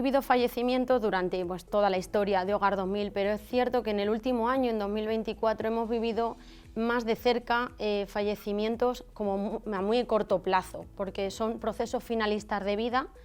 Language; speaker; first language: Spanish; native; Spanish